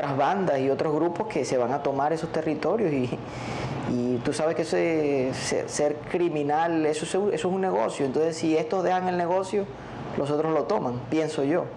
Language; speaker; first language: Spanish; native; Spanish